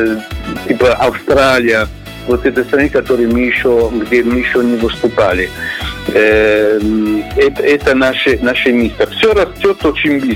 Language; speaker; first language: Russian; non-native, learner; Italian